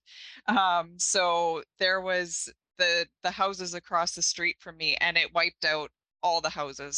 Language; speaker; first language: English; native; English